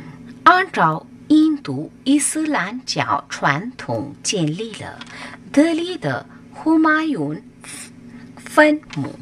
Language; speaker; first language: Chinese; non-native, fluent; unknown